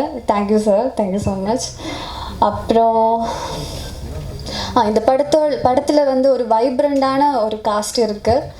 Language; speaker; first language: Tamil; non-native, fluent; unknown